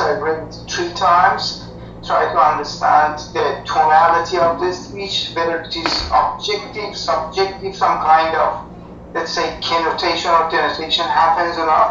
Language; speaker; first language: English; non-native, fluent; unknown